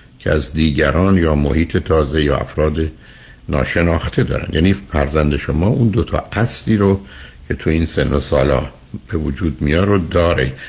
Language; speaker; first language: Persian; native; Persian